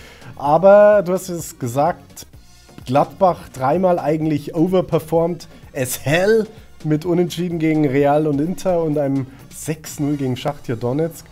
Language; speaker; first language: German; native; German